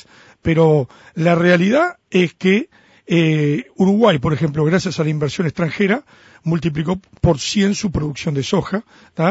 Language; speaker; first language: Spanish; native; Spanish